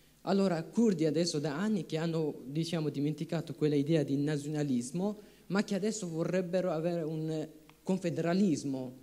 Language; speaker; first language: Italian; non-native, fluent; Kurdish